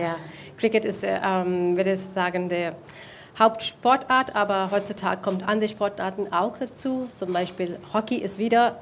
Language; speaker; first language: German; non-native, fluent; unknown